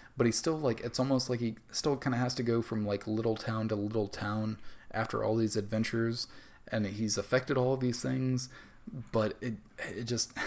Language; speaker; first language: English; native; English